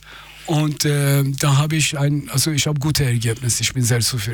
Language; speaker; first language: German; non-native, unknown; Persian